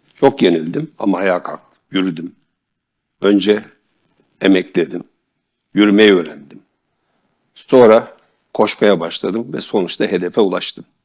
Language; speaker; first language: Turkish; native; Turkish